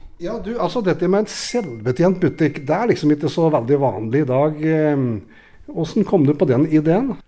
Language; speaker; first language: Norwegian; native; Norwegian